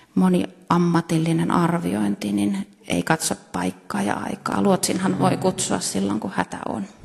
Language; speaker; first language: Finnish; native; Finnish